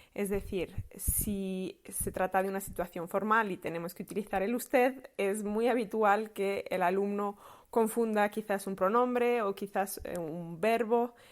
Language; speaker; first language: Spanish; native; Spanish